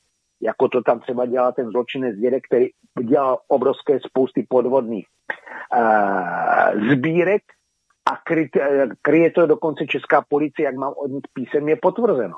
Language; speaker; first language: Czech; native; Czech